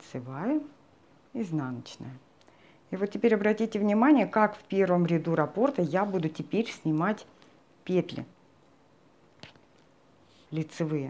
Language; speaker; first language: Russian; native; Russian